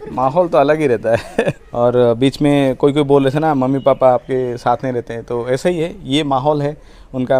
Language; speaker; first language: Hindi; non-native, local second language; Odia